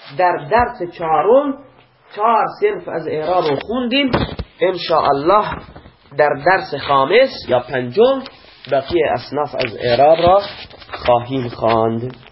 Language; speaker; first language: Persian; non-native, local second language; Baluchi